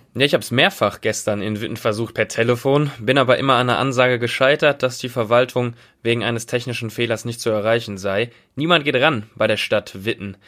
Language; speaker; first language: German; native; German